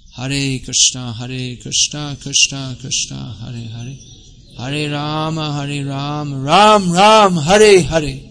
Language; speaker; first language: Bangla; non-native, fluent; English